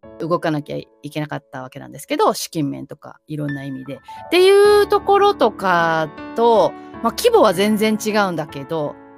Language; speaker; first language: Japanese; native; Japanese